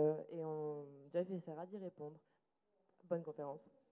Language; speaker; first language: French; native; French